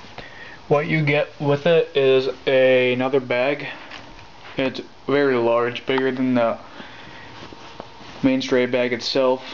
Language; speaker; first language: English; native; English